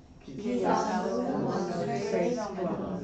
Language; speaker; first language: Spanish; non-native, learner; English